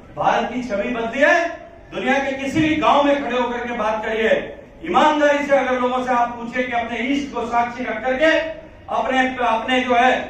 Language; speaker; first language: Hindi; native; Hindi